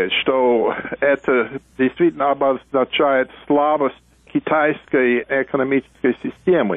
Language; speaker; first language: Russian; non-native, fluent; English